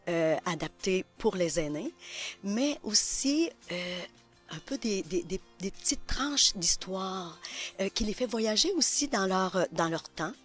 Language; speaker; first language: French; native; French